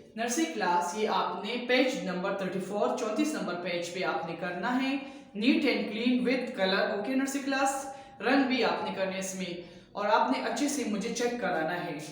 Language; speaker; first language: Urdu; non-native, local second language; Punjabi